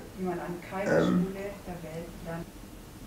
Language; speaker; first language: German; native; German